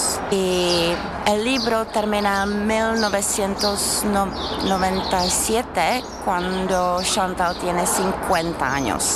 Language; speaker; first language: Spanish; non-native, learner; Czech